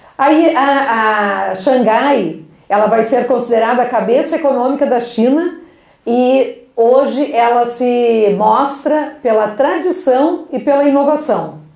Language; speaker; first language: Portuguese; native; Portuguese